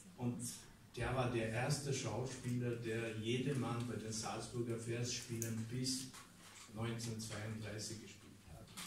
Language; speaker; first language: German; non-native, fluent; Albanian